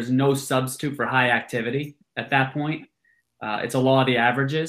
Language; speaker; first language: English; native; English